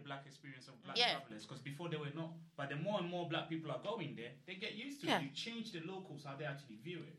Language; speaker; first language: English; non-native, local second language; Akan